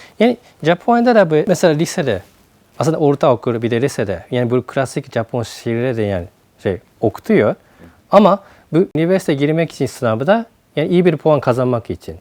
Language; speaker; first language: Turkish; non-native, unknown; Japanese